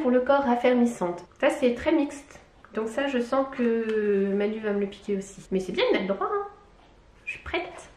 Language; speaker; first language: French; native; French